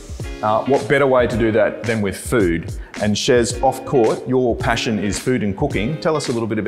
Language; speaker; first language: English; native; English